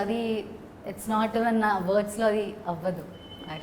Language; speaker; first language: Telugu; non-native, learner; Malayalam